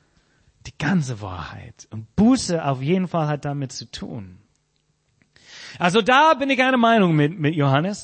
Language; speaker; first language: German; non-native, fluent; English